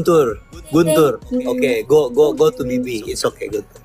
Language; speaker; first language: English; non-native, learner; Indonesian